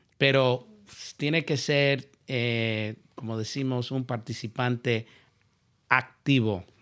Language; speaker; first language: Spanish; early bilingual, heritage; Spanish